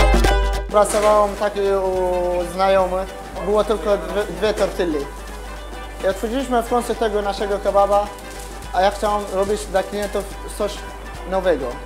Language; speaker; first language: Polish; non-native, learner; Arabic